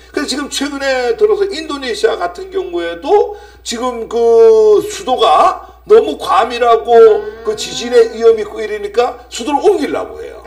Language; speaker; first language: Korean; native; Korean